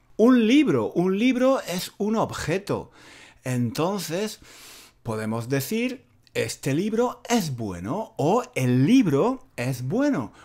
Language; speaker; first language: Spanish; native; Spanish